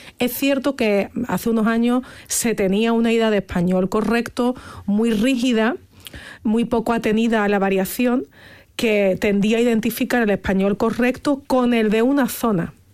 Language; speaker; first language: Spanish; native; Spanish